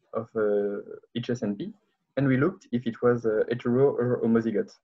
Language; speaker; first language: English; non-native, learner; French